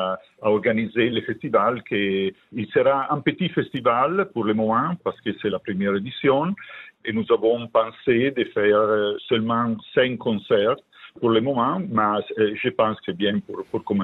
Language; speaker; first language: French; non-native, learner; Italian